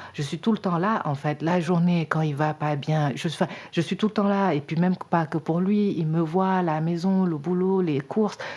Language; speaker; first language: French; early bilingual, other home language; Wolof